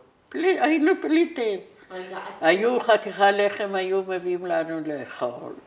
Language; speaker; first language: Hebrew; non-native, fluent; Persian